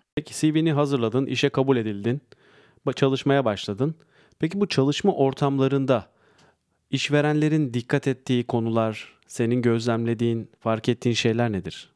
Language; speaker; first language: Turkish; native; Turkish